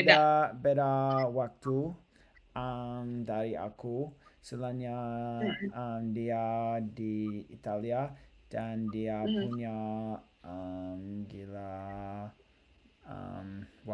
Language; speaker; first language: Indonesian; non-native, learner; English